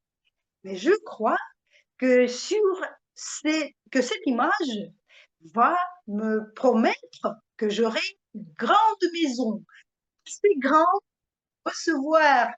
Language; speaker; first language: French; non-native, fluent; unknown